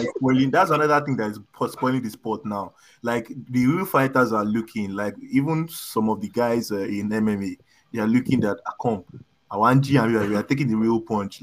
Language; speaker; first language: English; non-native, local second language; Yoruba